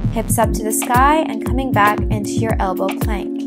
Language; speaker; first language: English; native; English